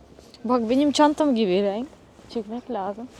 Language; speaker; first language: Turkish; non-native, learner; Russian